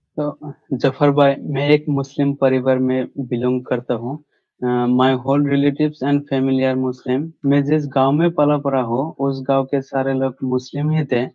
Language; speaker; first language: Hindi; non-native, local second language; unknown